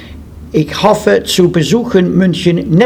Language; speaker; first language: German; non-native, learner; English